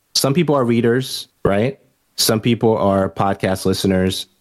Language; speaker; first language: English; early bilingual, other home language; Haitian Creole